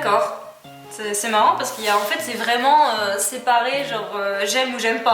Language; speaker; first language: French; native; French